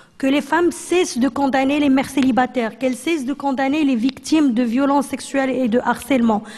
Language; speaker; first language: French; non-native, local second language; Arabic